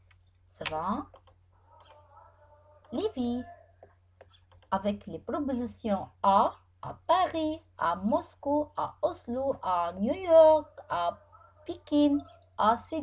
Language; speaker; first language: French; non-native, fluent; Arabic